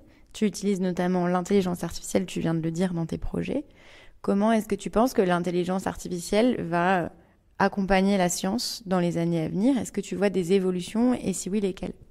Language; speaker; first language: French; native; French